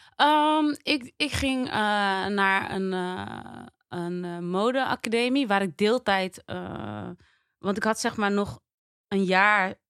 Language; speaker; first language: Dutch; native; Dutch